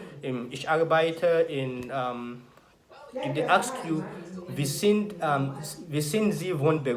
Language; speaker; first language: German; non-native, learner; Yoruba